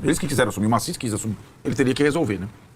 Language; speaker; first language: Portuguese; native; Portuguese